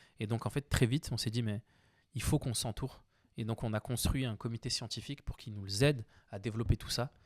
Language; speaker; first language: French; early bilingual, other home language; Arabic